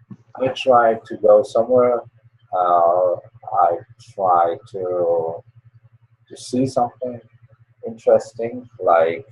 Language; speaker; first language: English; non-native, learner; Polish